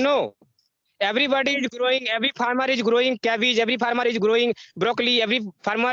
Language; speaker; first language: English; non-native, learner; Hindi